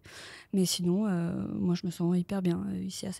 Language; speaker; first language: French; native; French